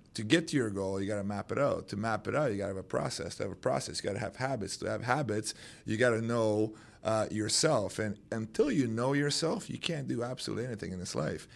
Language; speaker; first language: English; non-native, fluent; Romanian